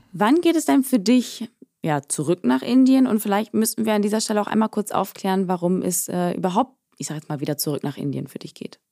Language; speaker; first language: German; native; German